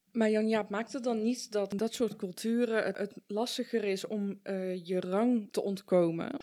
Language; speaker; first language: Dutch; early bilingual, other home language; Persian